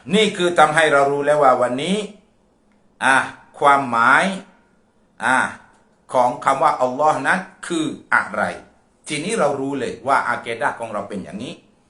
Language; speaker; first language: Thai; non-native, local second language; Malay